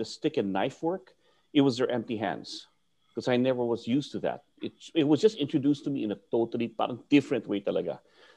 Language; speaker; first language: English; non-native, local second language; Filipino